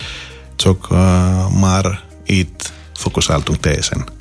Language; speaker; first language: Hungarian; non-native, fluent; Greek